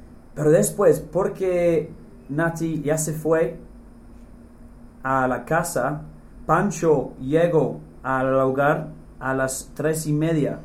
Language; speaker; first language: Spanish; non-native, fluent; English